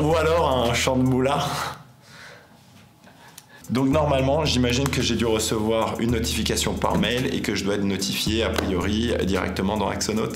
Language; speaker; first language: French; native; French